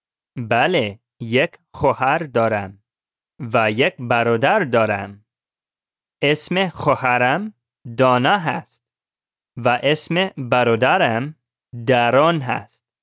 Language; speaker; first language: Persian; non-native, learner; English